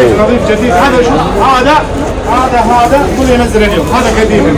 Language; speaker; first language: Arabic; non-native, learner; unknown